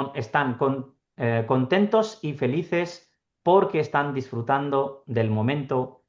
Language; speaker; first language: Spanish; non-native, fluent; Urdu